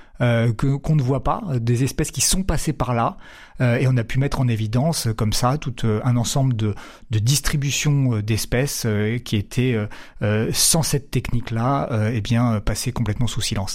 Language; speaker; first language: French; native; French